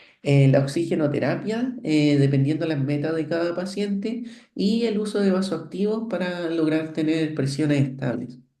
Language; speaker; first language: Spanish; native; Spanish